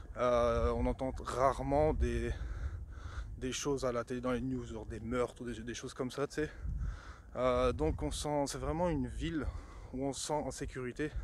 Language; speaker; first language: French; native; French